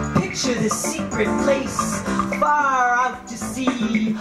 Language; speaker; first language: English; early bilingual, other home language; Spanish